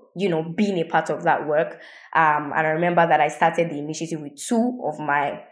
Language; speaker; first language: English; non-native, local second language; Yoruba